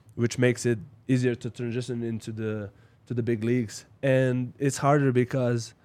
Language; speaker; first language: English; non-native, fluent; Slovenian